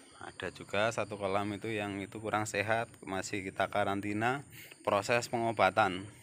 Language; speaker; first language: Indonesian; non-native, local second language; Javanese